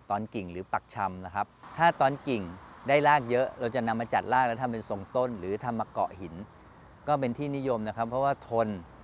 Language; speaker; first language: Thai; native; Thai